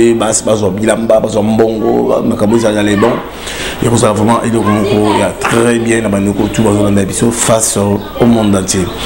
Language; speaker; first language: French; non-native, local second language; Lingala